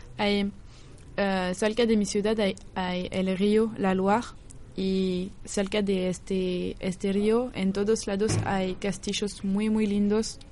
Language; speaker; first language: Spanish; non-native, learner; French